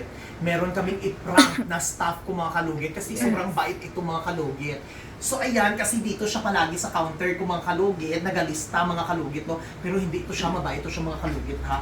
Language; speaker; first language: Filipino; non-native, local second language; Cebuano